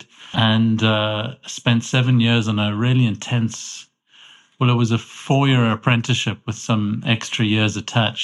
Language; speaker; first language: English; native; English